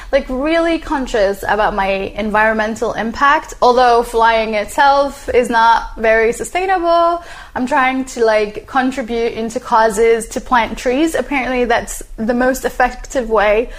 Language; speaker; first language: English; non-native, fluent; Arabic